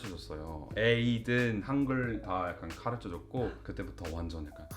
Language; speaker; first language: Korean; non-native, fluent; English